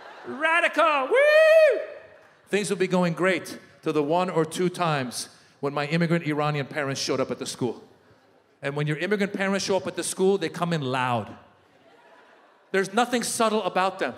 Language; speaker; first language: English; native; English